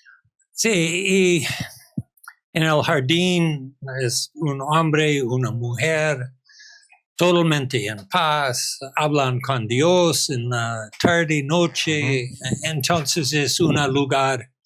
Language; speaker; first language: Spanish; non-native, fluent; English